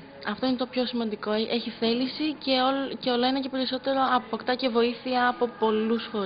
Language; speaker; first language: Greek; early bilingual, other home language; Bulgarian